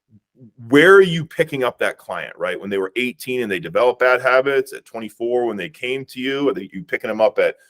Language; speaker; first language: English; native; English